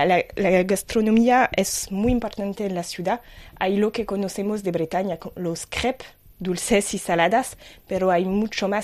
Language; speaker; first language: Spanish; non-native, fluent; French